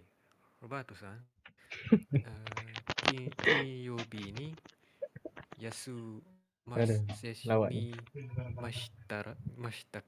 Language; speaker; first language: Japanese; non-native, learner; Malay